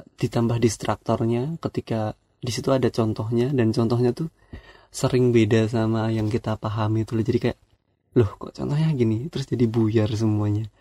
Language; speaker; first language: Indonesian; non-native, local second language; Javanese